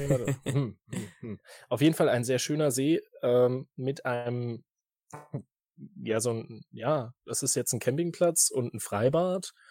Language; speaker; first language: German; native; German